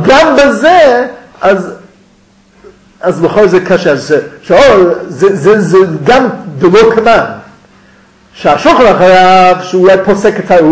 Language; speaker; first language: Hebrew; non-native, fluent; English